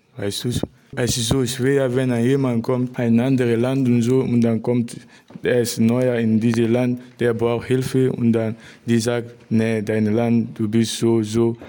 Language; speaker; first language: German; non-native, learner; Persian